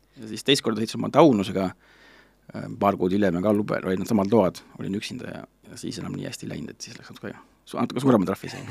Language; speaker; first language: Estonian; native; Estonian